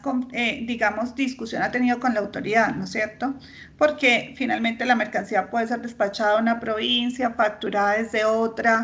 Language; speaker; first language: Spanish; native; Spanish